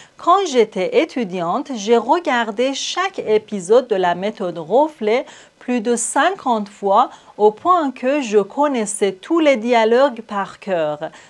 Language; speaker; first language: French; non-native, fluent; Persian